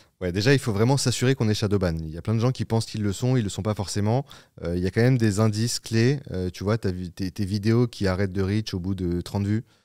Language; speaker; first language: French; native; French